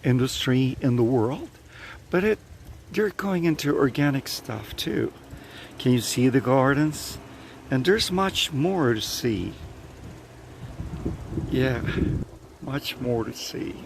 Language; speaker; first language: English; non-native, fluent; Spanish